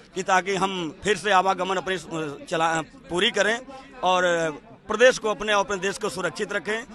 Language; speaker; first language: Hindi; native; Hindi